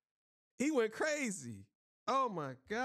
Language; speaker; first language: English; native; English